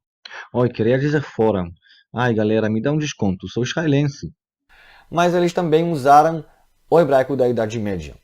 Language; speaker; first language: Portuguese; non-native, fluent; Hebrew